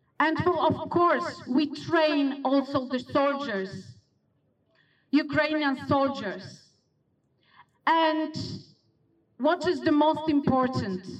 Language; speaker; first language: English; non-native, fluent; Polish